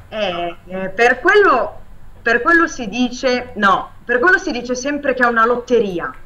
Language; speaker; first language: Italian; native; Italian